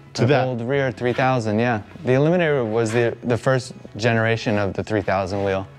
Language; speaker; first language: English; native; English